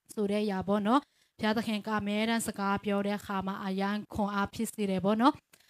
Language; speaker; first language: Burmese; non-native, local second language; Tedim Chin